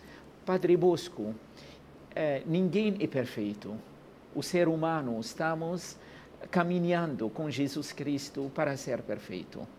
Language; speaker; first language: Portuguese; non-native, learner; Arabic